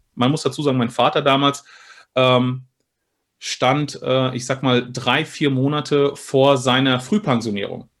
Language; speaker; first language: German; early bilingual, other home language; Spanish